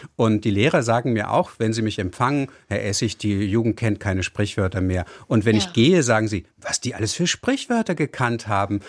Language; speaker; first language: German; native; German